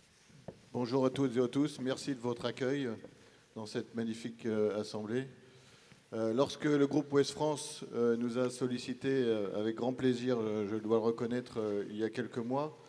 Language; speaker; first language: French; native; French